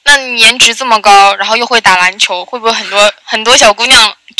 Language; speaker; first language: Chinese; native; Chinese